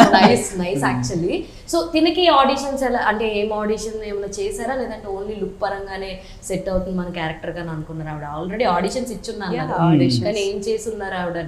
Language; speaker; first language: Telugu; native; Telugu